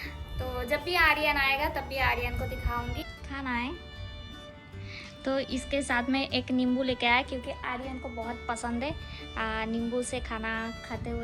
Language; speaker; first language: Hindi; non-native, local second language; Bangla